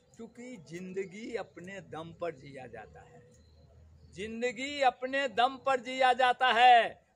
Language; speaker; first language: Hindi; native; Hindi